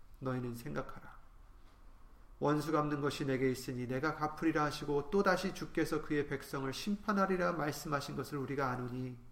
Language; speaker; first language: Korean; native; Korean